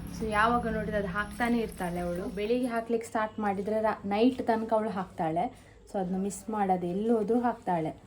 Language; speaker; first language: Kannada; non-native, local second language; Konkani